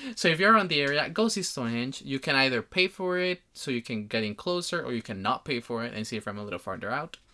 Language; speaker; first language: English; non-native, fluent; Spanish